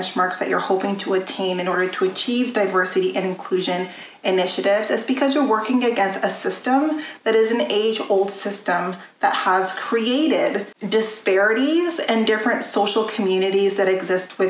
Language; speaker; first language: English; native; English